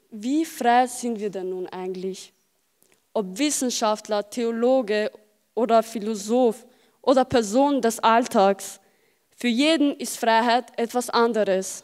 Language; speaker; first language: German; early bilingual, other home language; Albanian